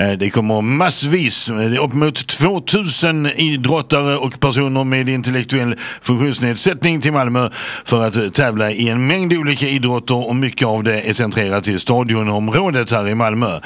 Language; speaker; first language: Swedish; native; Swedish